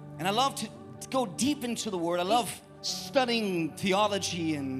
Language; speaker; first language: English; native; English